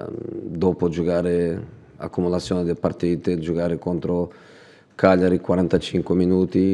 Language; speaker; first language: Italian; non-native, fluent; Portuguese